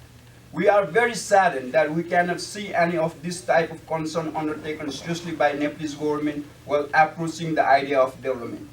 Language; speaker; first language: English; non-native, fluent; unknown